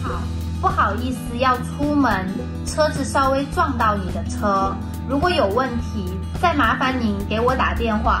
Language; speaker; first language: Chinese; native; Chinese